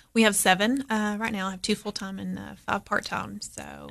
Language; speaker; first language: English; native; English